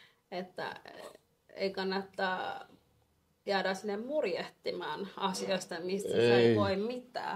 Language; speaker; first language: Finnish; non-native, fluent; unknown